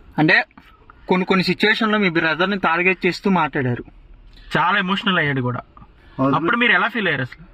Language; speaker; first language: Telugu; native; Telugu